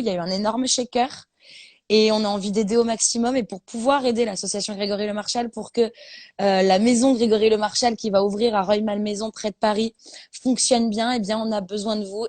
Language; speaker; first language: French; native; French